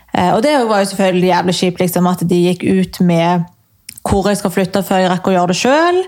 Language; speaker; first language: Norwegian; early bilingual, other home language; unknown